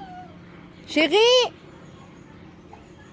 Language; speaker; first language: French; native; French